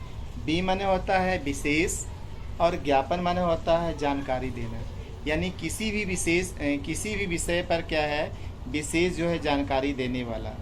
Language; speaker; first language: Hindi; native; Hindi